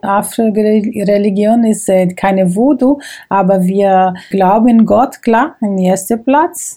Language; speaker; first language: German; non-native, fluent; Portuguese